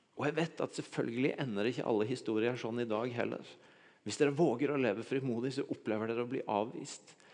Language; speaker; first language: Norwegian; native; Norwegian